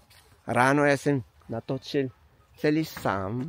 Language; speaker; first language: Czech; non-native, learner; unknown